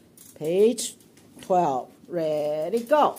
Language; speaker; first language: English; non-native, fluent; Chinese